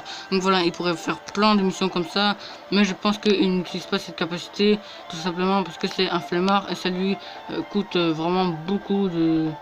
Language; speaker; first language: French; native; French